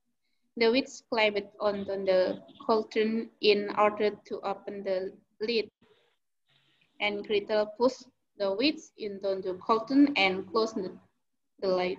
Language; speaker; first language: English; non-native, learner; Indonesian